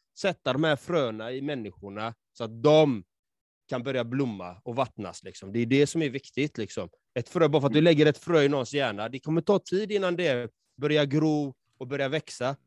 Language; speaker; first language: Swedish; native; Swedish